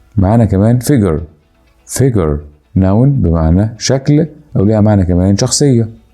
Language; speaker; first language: Egyptian Arabic; native; Egyptian Arabic